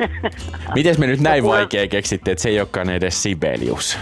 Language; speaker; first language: Finnish; native; Finnish